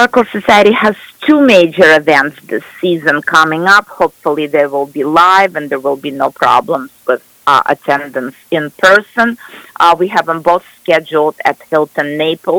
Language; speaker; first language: English; non-native, fluent; Russian